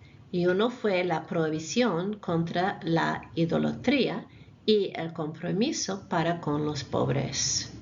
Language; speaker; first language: Spanish; non-native, fluent; English